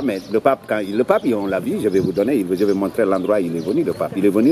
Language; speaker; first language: French; non-native, local second language; Wolof